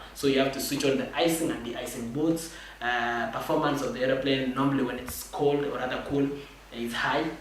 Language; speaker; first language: English; non-native, local second language; Kalenjin